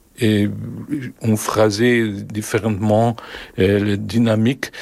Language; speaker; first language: French; non-native, learner; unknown